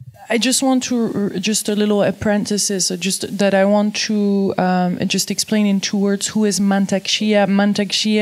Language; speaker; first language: English; non-native, fluent; French